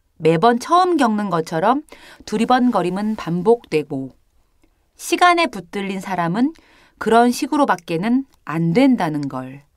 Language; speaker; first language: Korean; native; Korean